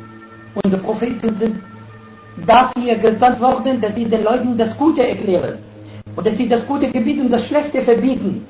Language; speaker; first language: German; non-native, fluent; Arabic